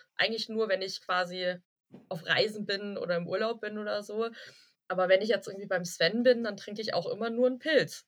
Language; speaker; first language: German; early bilingual, other home language; Vietnamese